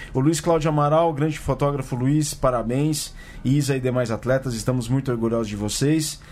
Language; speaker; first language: Portuguese; native; Portuguese